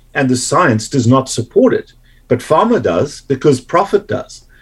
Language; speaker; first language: English; native; English